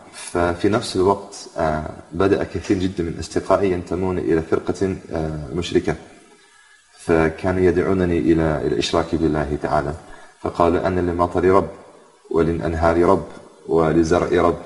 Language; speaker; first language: Arabic; non-native, fluent; English